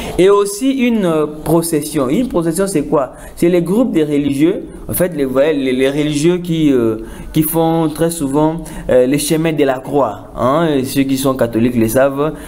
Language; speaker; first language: French; non-native, local second language; Lingala